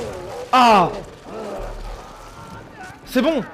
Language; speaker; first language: French; native; French